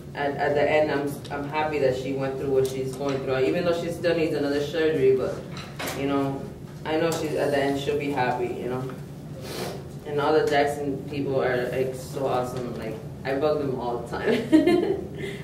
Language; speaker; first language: English; early bilingual, other home language; Spanish